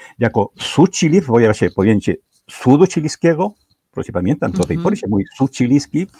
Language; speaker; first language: Polish; non-native, fluent; Spanish